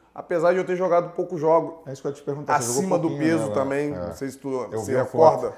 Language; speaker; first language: Portuguese; native; Portuguese